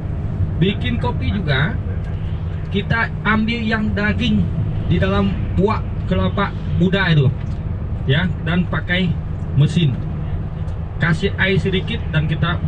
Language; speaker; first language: Indonesian; non-native, learner; Vietnamese